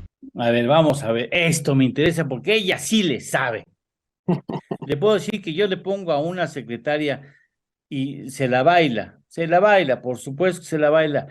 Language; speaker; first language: Spanish; native; Spanish